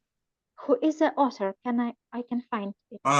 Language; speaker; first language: English; non-native, learner; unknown